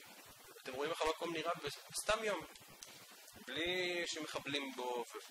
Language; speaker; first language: Hebrew; native; Hebrew